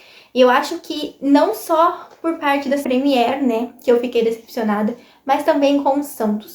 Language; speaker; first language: Portuguese; native; Portuguese